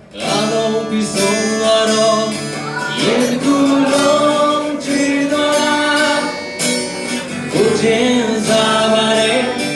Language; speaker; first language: Burmese; non-native, local second language; Tedim Chin